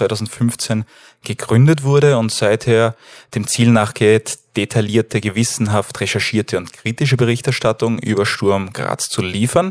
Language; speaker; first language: German; native; German